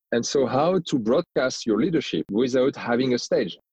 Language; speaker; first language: English; non-native, fluent; French